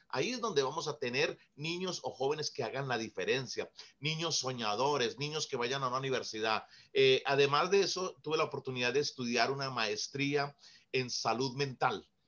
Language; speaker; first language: Spanish; native; Spanish